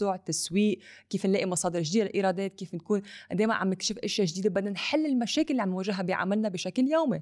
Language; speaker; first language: Arabic; native; Arabic